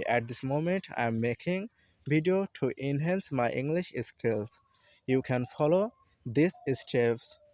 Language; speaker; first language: English; non-native, learner; Bangla